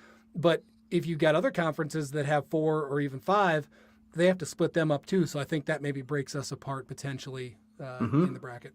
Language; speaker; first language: English; native; English